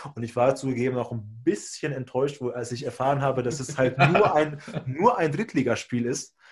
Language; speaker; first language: German; non-native, fluent; Hungarian